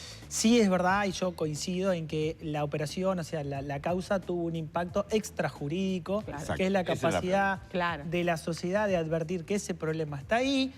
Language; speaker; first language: Spanish; native; Spanish